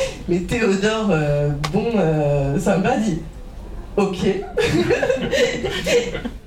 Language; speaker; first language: French; native; French